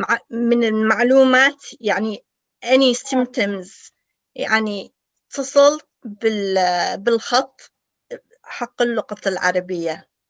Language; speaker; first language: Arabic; early bilingual, heritage; English